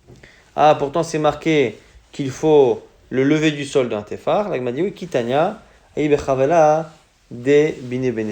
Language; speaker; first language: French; native; French